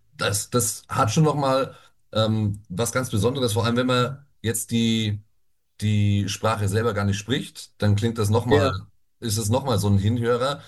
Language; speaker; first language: German; native; German